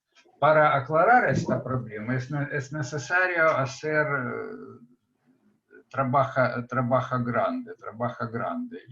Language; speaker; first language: Spanish; non-native, fluent; Russian